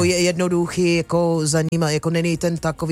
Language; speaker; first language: Czech; non-native, fluent; English